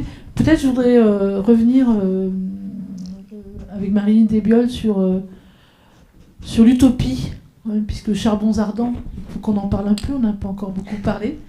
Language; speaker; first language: French; native; French